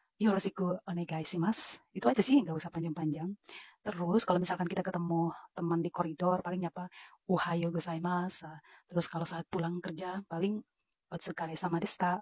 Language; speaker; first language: Indonesian; native; Indonesian